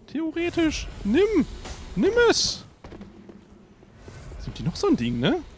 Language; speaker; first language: German; native; German